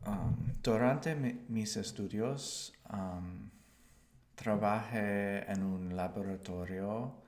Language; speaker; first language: Spanish; non-native, learner; English